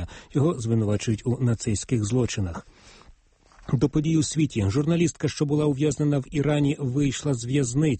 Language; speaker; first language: Ukrainian; native; Ukrainian